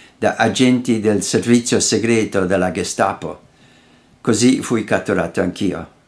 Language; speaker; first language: Italian; non-native, fluent; Dutch